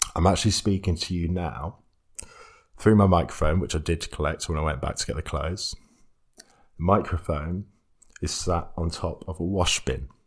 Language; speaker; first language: English; native; English